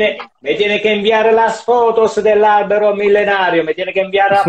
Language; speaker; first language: Spanish; non-native, learner; Italian